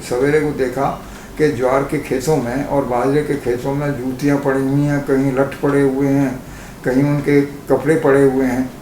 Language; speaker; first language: Urdu; native; Urdu